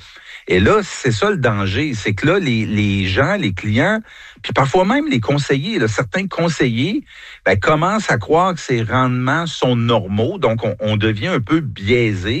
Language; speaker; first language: French; native; French